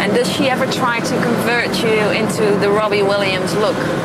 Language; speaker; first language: English; non-native, fluent; Dutch